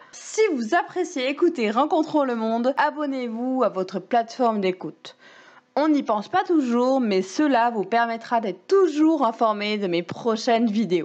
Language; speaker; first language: French; native; French